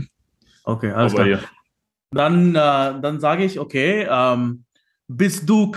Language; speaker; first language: German; non-native, fluent; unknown